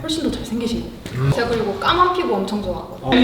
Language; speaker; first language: Korean; non-native, learner; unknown